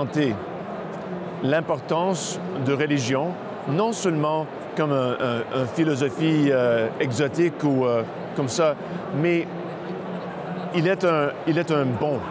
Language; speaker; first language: French; non-native, local second language; English